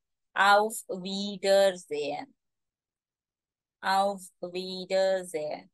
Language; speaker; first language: German; non-native, fluent; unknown